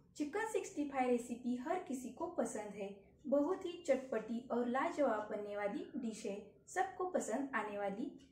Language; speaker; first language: Hindi; non-native, local second language; Marathi